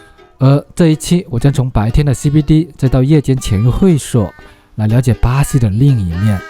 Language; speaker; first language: Chinese; native; Chinese